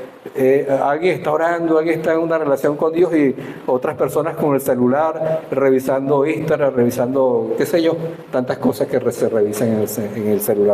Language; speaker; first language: Spanish; native; Spanish